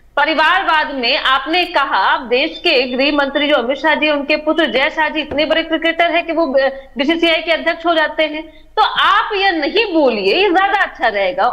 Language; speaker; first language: Hindi; native; Hindi